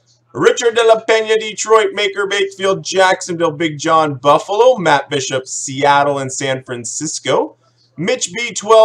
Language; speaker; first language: English; native; English